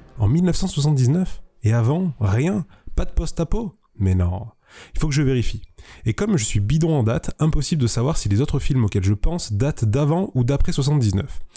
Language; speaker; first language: French; native; French